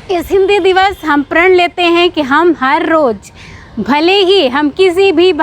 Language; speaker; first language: Hindi; native; Hindi